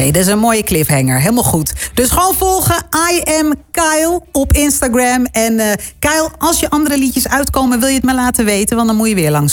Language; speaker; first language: Dutch; native; Dutch